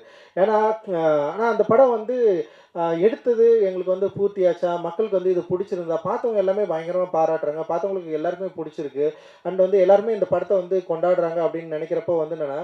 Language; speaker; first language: Tamil; native; Tamil